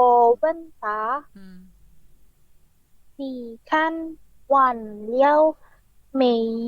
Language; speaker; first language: Chinese; non-native, learner; Indonesian